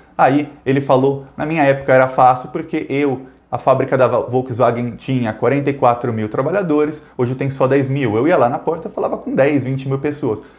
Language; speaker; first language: Portuguese; native; Portuguese